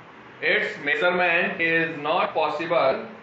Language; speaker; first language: English; non-native, local second language; Hindi